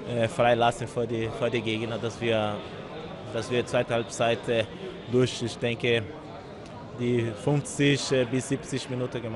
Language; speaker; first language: German; non-native, learner; Portuguese